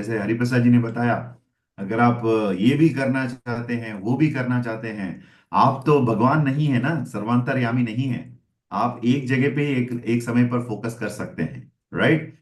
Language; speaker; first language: Hindi; non-native, local second language; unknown